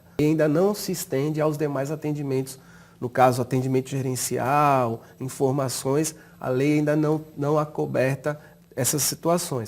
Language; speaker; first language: Portuguese; native; Portuguese